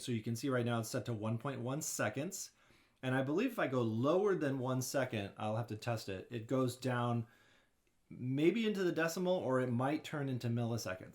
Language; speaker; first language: English; native; English